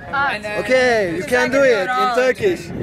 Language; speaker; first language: English; non-native, fluent; Turkish